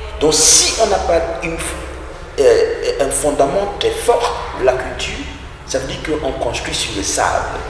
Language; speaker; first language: French; non-native, local second language; English